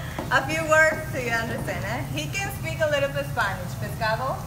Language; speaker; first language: English; non-native, learner; Spanish